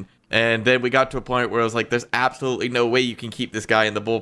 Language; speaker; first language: English; native; English